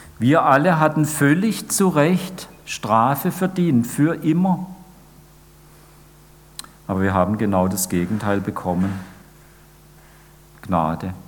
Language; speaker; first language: German; native; German